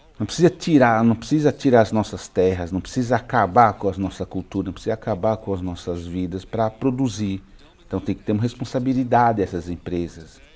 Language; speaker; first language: Portuguese; non-native, local second language; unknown